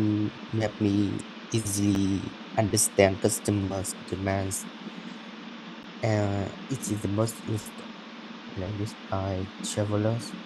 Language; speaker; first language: English; non-native, learner; Vietnamese